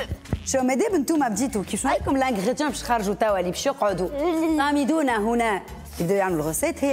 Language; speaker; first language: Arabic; native; Arabic